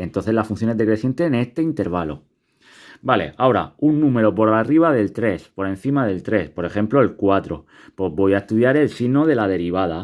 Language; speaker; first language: Spanish; native; Spanish